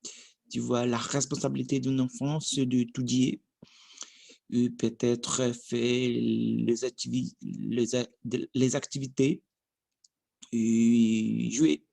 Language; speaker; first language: French; non-native, learner; Portuguese